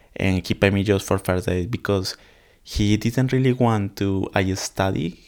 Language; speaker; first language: English; non-native, learner; Spanish